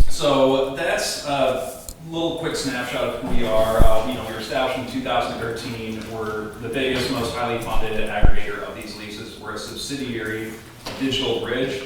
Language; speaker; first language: English; native; English